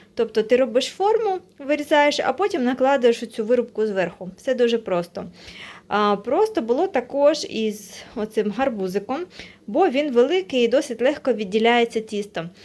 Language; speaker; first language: Ukrainian; non-native, local second language; Russian